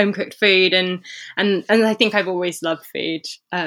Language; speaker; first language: English; native; English